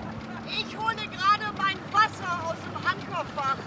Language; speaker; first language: German; native; German